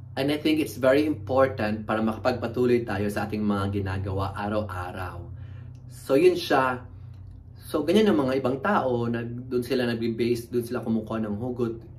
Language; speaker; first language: Filipino; native; Filipino